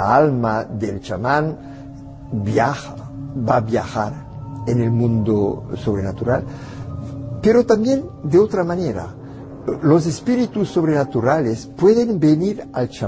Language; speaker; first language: Spanish; non-native, fluent; French